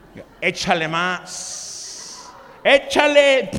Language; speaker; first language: Spanish; early bilingual, other home language; English